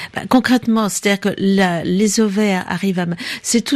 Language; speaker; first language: French; native; French